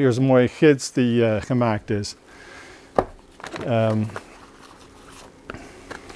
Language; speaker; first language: Dutch; non-native, fluent; English